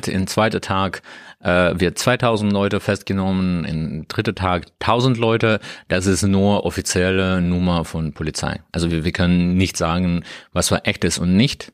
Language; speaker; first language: German; non-native, learner; Russian